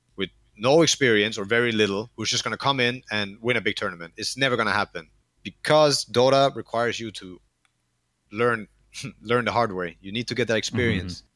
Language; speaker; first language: English; non-native, fluent; Danish